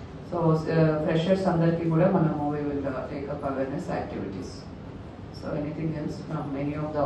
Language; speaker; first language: English; non-native, local second language; Telugu